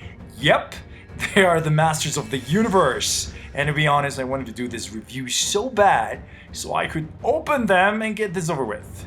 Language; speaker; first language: English; non-native, fluent; Spanish